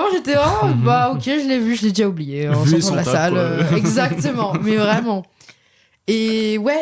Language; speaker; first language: French; native; French